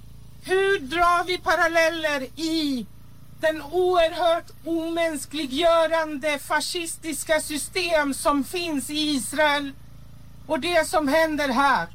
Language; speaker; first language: Swedish; early bilingual, other home language; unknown